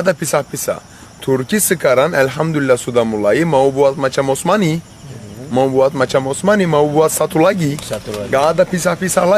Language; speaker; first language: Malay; non-native, learner; Turkish